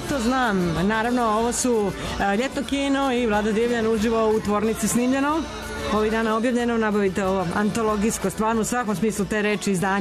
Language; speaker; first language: Serbian; native; Serbian